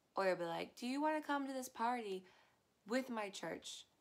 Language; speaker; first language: English; native; English